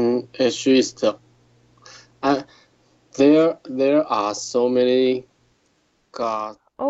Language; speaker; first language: English; non-native, learner; Chinese